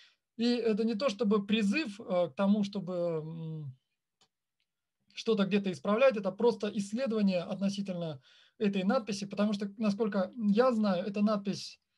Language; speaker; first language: Russian; native; Russian